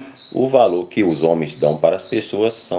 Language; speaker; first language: Portuguese; native; Portuguese